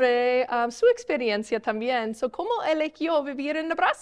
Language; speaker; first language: Spanish; non-native, learner; English